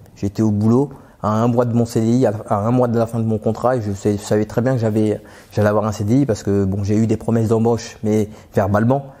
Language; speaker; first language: French; native; French